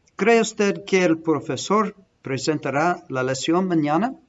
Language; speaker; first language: Spanish; non-native, fluent; English